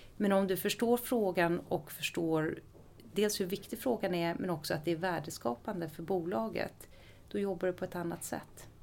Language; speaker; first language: Swedish; native; Swedish